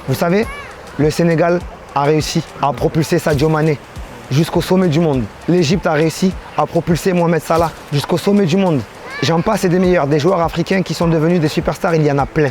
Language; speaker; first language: French; native; French